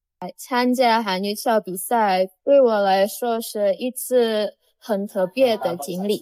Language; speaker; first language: Chinese; non-native, learner; Indonesian